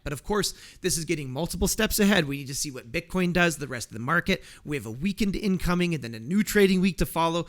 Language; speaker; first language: English; native; English